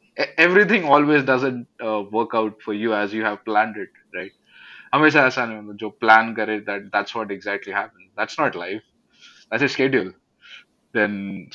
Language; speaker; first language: English; non-native, local second language; Hindi